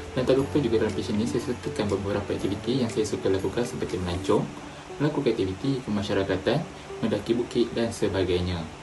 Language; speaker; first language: Malay; native; Malay